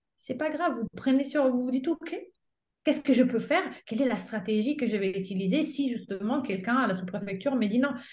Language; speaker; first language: French; non-native, fluent; Italian